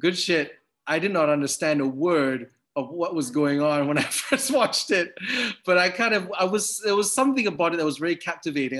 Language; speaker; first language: English; native; English